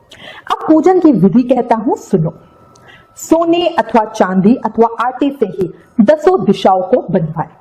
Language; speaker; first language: Hindi; native; Hindi